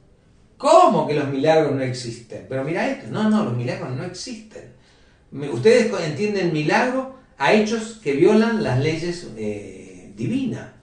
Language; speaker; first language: Spanish; native; Spanish